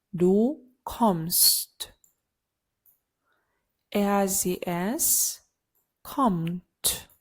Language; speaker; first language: German; non-native, learner; Ukrainian